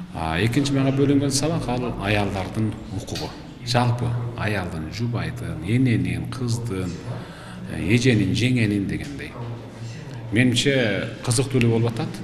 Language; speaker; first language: Kyrgyz; native; Kyrgyz